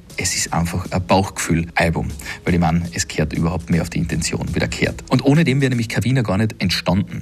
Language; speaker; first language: German; native; German